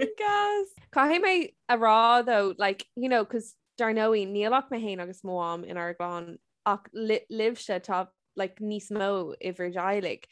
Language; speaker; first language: Irish; non-native, local second language; English